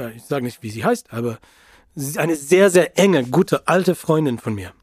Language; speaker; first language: German; non-native, fluent; English